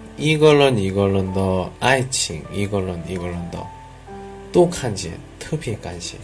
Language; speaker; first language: Chinese; non-native, learner; Korean